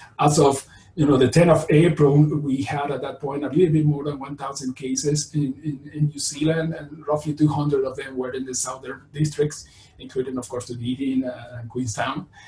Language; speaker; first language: English; non-native, fluent; Spanish